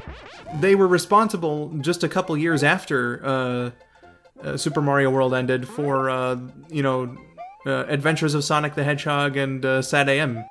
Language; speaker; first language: English; native; English